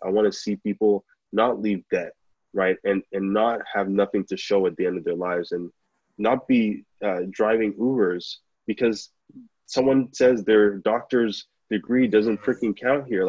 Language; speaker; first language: English; non-native, local second language; Yoruba